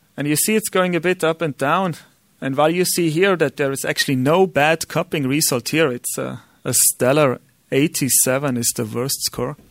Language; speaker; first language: English; non-native, fluent; German